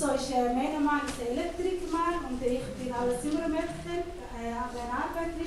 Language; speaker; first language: German; non-native, learner; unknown